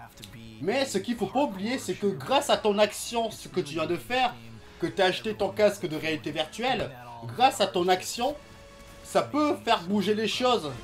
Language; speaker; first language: French; native; French